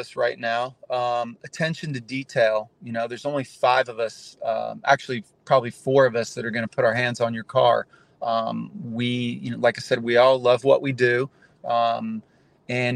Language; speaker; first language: English; native; English